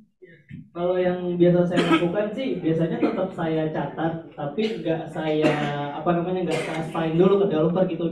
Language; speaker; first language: Indonesian; native; Indonesian